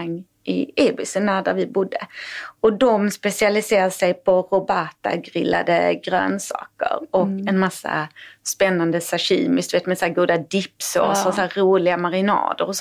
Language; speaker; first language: Swedish; native; Swedish